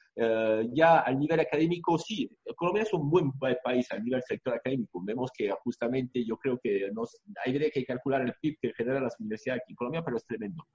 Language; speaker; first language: Spanish; non-native, fluent; French